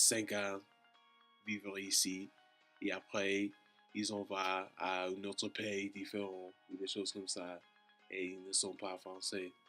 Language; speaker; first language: French; non-native, learner; English